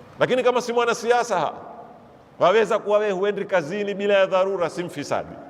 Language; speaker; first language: Swahili; native; Swahili